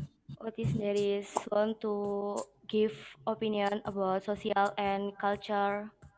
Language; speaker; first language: English; non-native, learner; Indonesian